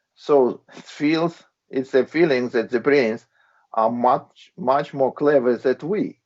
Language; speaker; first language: English; non-native, fluent; Latvian